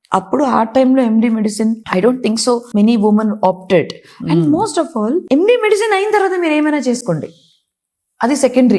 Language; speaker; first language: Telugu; non-native, local second language; Kannada